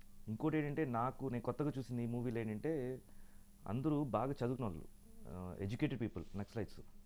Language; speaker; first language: Telugu; native; Telugu